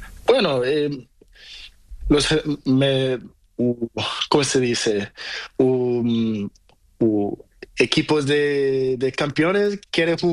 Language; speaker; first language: Spanish; non-native, learner; Portuguese